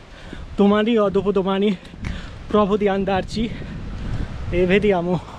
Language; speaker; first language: Italian; non-native, fluent; Bangla